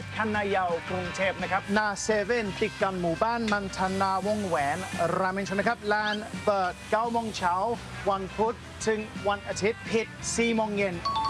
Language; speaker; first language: Thai; non-native, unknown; English